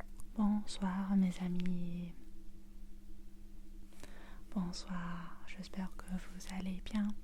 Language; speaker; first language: French; non-native, fluent; English